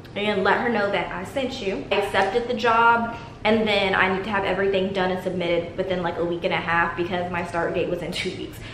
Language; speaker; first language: English; native; English